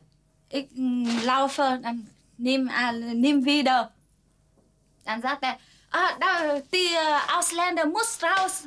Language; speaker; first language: German; non-native, learner; Vietnamese